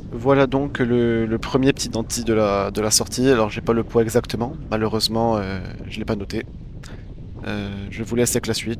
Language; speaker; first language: French; native; French